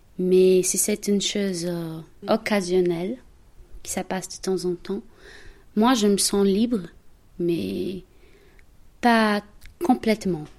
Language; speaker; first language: French; non-native, learner; Portuguese